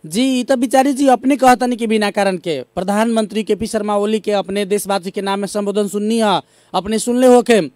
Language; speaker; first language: Bhojpuri; native; Bhojpuri